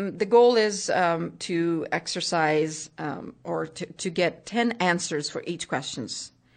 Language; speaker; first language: English; non-native, local second language; Hindi